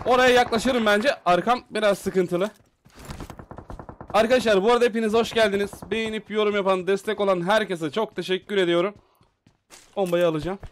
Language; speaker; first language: Turkish; native; Turkish